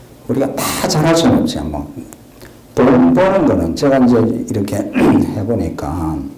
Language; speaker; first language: Korean; native; Korean